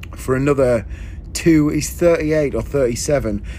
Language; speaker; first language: English; native; English